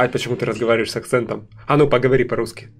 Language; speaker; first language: Russian; native; Russian